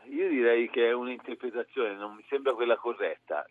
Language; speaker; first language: Italian; native; Italian